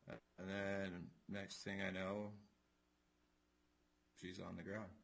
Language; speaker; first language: English; native; English